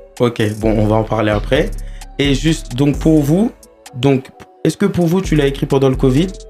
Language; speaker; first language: French; native; French